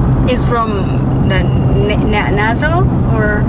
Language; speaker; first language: English; non-native, fluent; Indonesian